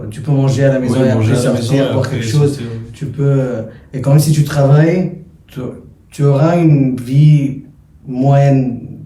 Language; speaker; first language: French; non-native, local second language; Arabic